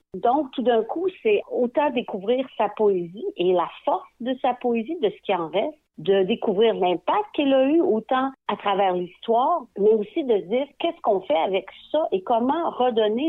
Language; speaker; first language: French; native; French